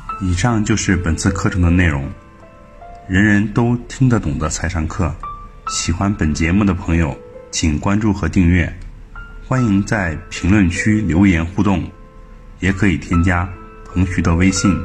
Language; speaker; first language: Chinese; native; Chinese